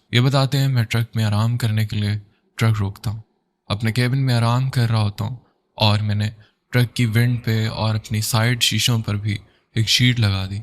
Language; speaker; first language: Urdu; native; Urdu